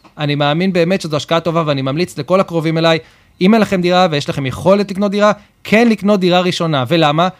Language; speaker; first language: Hebrew; native; Hebrew